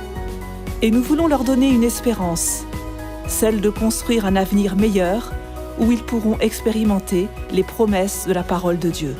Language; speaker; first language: French; native; French